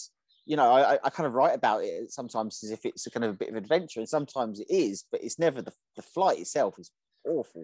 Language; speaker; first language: English; native; English